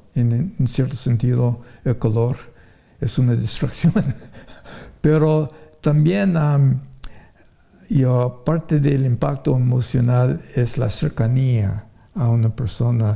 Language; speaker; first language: Spanish; non-native, fluent; English